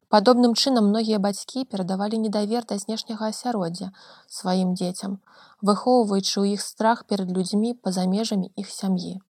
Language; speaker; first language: Belarusian; native; Belarusian